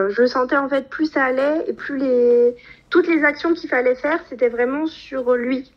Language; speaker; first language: French; native; French